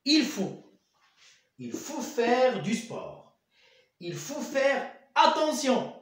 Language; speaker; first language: French; non-native, local second language; Arabic